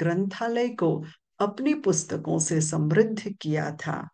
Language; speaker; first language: Hindi; non-native, local second language; Morisyen